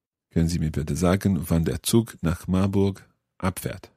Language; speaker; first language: German; non-native, learner; English